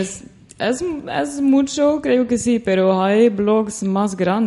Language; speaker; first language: Spanish; non-native, learner; Dutch